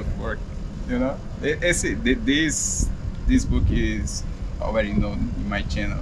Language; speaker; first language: English; non-native, learner; Portuguese